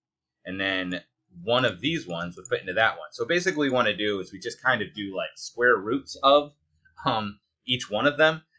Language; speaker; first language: English; native; English